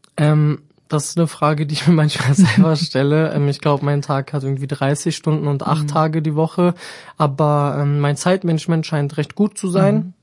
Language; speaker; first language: German; native; German